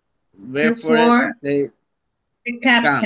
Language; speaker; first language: English; non-native, learner; Spanish